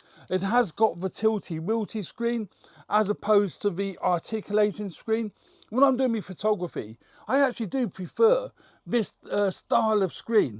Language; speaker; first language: English; native; English